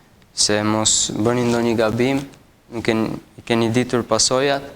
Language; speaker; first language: Albanian; early bilingual, heritage; Albanian